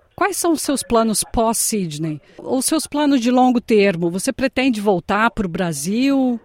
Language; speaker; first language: Portuguese; native; Portuguese